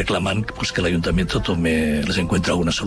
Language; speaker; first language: Spanish; native; Spanish